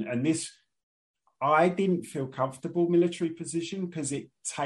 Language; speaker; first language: English; native; English